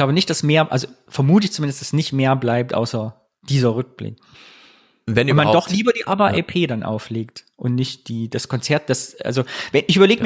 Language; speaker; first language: German; native; German